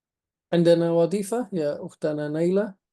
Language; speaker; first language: Arabic; non-native, fluent; Indonesian